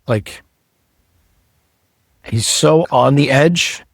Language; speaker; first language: English; native; English